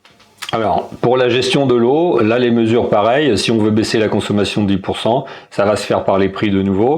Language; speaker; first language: French; native; French